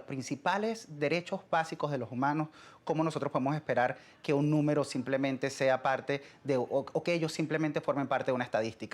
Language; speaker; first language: Spanish; native; Spanish